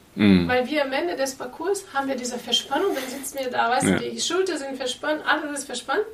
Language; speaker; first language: German; non-native, fluent; Portuguese